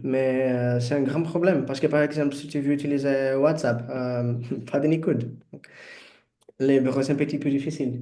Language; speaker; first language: French; non-native, learner; Portuguese